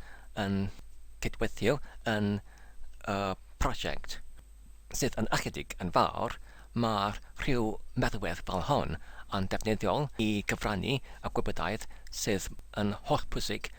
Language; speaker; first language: Welsh; non-native, learner; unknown